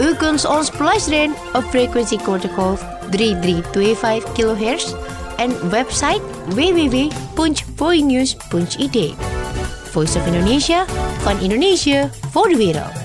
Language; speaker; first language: Dutch; non-native, fluent; Indonesian